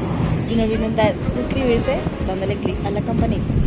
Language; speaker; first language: Spanish; native; Spanish